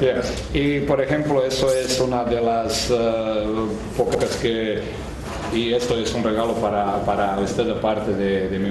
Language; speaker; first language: Spanish; non-native, fluent; Croatian